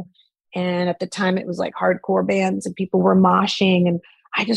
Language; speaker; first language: English; native; English